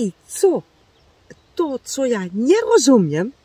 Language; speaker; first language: Polish; non-native, learner; Dutch